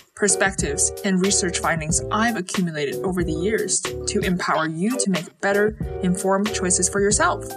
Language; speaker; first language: English; early bilingual, other home language; Chinese